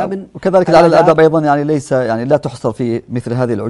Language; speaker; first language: Arabic; native; Arabic